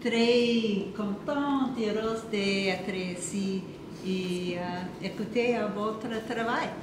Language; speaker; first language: French; non-native, learner; English